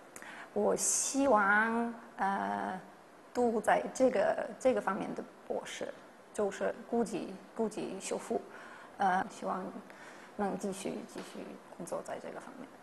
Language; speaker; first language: Chinese; non-native, fluent; Polish